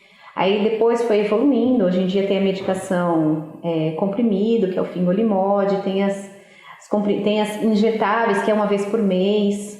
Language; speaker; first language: Portuguese; native; Portuguese